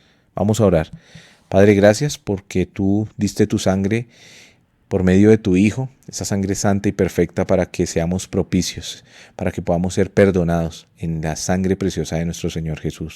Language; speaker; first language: Spanish; native; Spanish